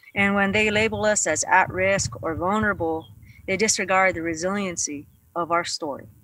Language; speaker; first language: English; native; English